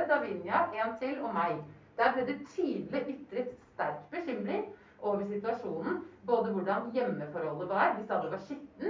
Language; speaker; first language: Norwegian; native; Norwegian